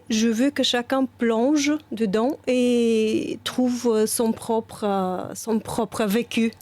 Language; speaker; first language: French; non-native, fluent; Bulgarian